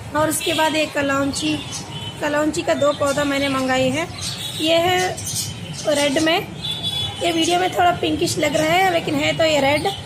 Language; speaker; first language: Hindi; non-native, local second language; Kannada